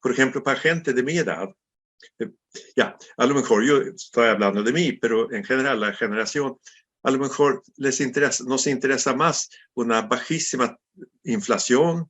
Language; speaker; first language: Spanish; non-native, fluent; Swedish